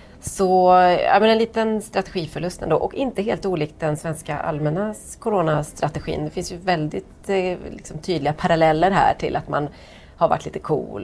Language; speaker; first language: Swedish; native; Swedish